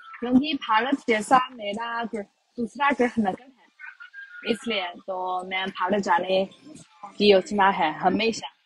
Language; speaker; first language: Hindi; non-native, fluent; Chinese